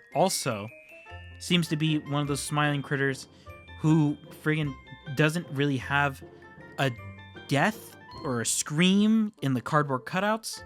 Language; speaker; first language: English; native; English